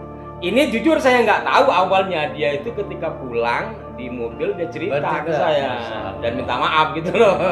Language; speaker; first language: Indonesian; native; Indonesian